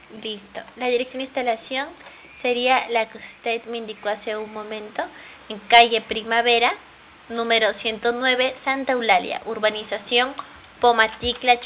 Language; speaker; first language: Spanish; native; Spanish